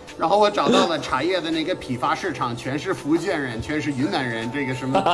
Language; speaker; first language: Chinese; non-native, fluent; English